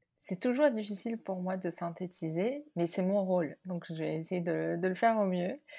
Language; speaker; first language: French; non-native, local second language; Arabic